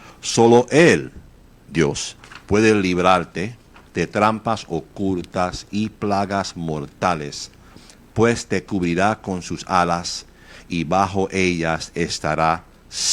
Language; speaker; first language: Spanish; native; Spanish